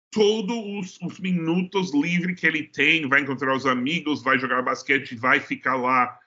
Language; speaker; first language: Portuguese; non-native, fluent; English